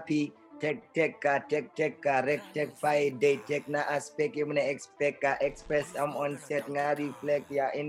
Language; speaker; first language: English; non-native, local second language; Mandingo